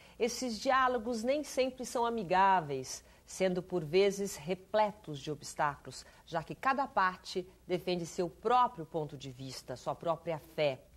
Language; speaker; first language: Portuguese; native; Portuguese